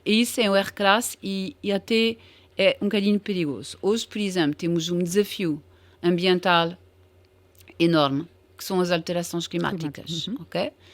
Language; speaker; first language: Portuguese; non-native, fluent; French